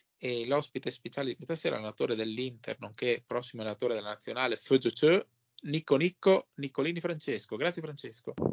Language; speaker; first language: Italian; native; Italian